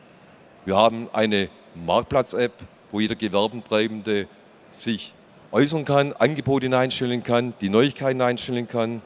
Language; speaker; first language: German; native; German